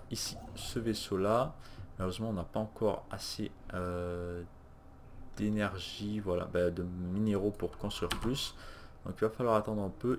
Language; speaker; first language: French; native; French